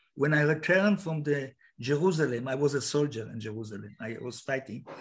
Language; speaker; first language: English; non-native, fluent; Hebrew